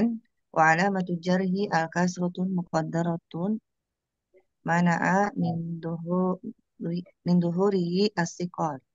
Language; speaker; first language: Arabic; non-native, learner; Indonesian